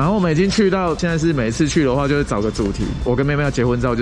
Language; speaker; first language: Chinese; native; Chinese